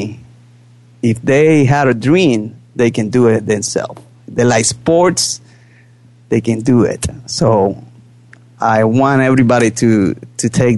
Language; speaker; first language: English; non-native, fluent; Spanish